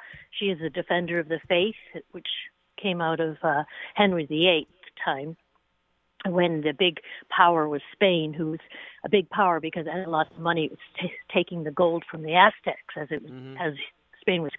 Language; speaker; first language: English; native; English